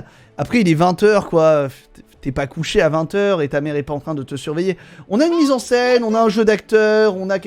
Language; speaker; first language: French; native; French